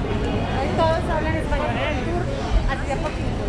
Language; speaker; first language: Spanish; native; Spanish